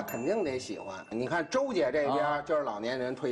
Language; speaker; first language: Chinese; native; Chinese